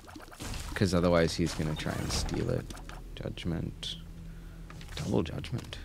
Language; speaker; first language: English; native; English